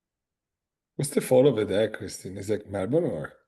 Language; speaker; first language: English; non-native, fluent; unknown